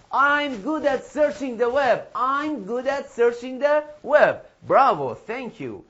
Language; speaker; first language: English; non-native, fluent; Persian